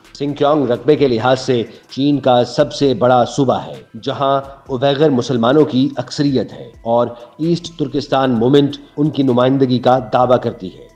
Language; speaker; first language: Urdu; native; Urdu